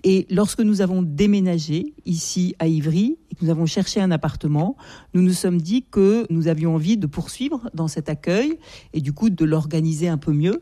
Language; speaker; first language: French; native; French